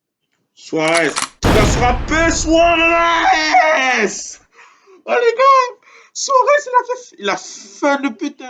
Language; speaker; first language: French; native; French